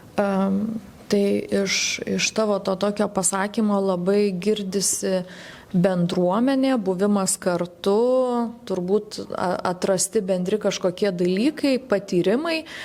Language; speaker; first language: Lithuanian; native; Lithuanian